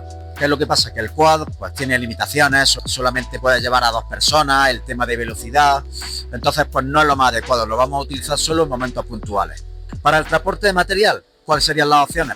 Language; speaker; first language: Spanish; native; Spanish